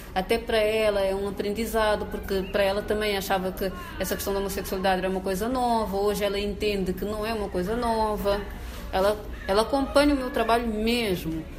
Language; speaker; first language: Portuguese; non-native, local second language; Kabuverdianu